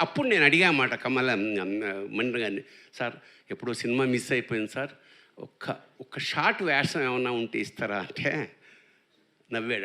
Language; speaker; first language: Telugu; native; Telugu